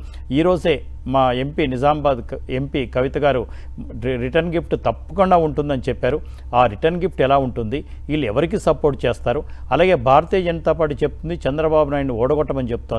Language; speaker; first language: Telugu; native; Telugu